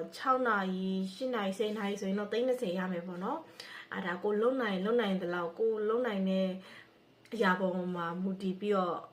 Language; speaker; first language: Burmese; native; Burmese